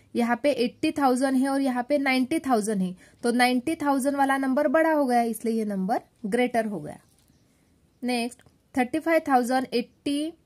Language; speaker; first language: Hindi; non-native, local second language; Marathi